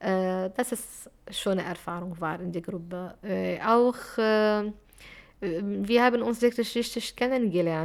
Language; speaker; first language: German; non-native, fluent; Arabic